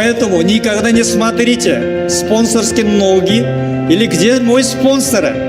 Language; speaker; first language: Russian; non-native, learner; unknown